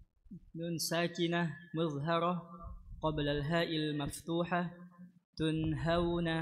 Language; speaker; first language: Arabic; non-native, learner; Indonesian